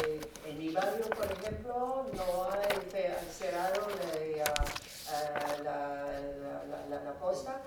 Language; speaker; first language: Spanish; non-native, fluent; French